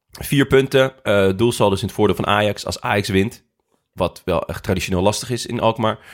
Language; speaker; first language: Dutch; native; Dutch